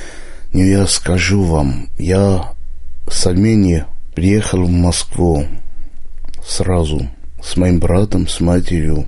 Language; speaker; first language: Russian; non-native, local second language; Armenian